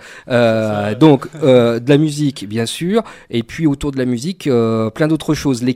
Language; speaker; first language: French; native; French